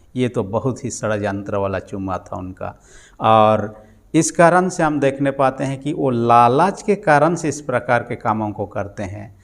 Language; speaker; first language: Hindi; non-native, local second language; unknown